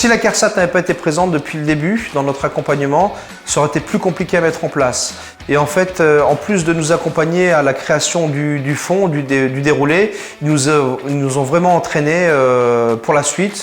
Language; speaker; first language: French; native; French